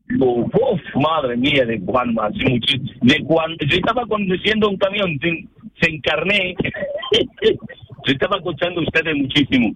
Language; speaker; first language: Spanish; early bilingual, other home language; Arabic